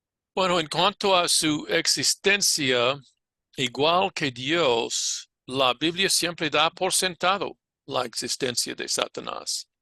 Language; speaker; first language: Spanish; non-native, fluent; English